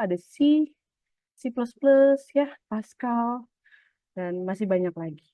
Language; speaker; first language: Indonesian; native; Indonesian